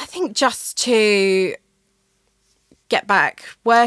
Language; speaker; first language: English; native; English